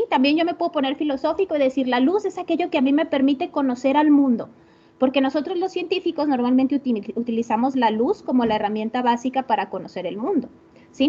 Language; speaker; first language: Spanish; native; Spanish